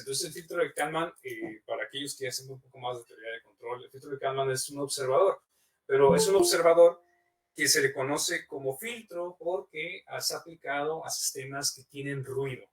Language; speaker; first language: Spanish; native; Spanish